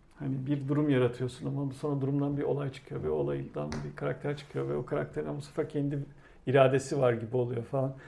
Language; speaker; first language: Turkish; native; Turkish